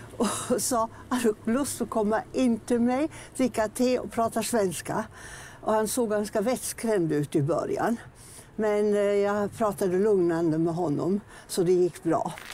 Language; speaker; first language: Swedish; non-native, fluent; German